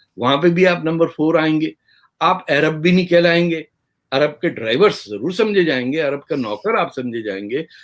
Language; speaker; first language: Urdu; native; Urdu